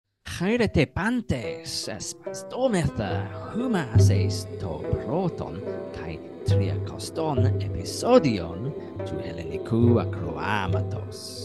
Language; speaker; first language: Greek; non-native, learner; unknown